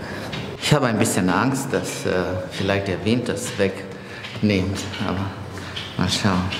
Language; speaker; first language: German; non-native, fluent; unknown